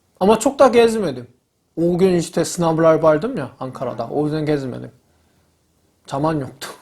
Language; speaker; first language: Turkish; non-native, learner; Korean